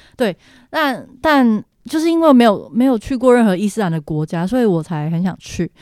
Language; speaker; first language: Chinese; native; Chinese